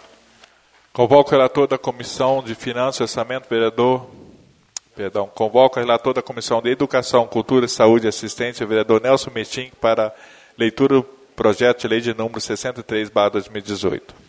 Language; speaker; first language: Portuguese; native; Portuguese